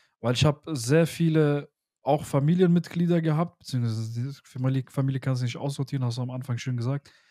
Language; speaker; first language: German; early bilingual, other home language; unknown